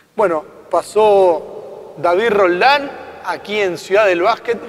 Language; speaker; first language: Spanish; native; Spanish